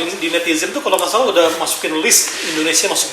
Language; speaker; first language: Indonesian; native; Indonesian